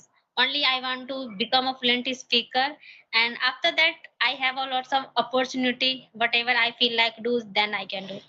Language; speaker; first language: English; non-native, learner; Hindi